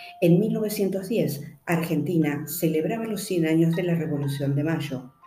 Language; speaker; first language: Spanish; native; Spanish